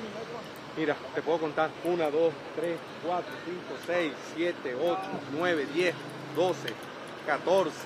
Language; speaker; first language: Spanish; native; Spanish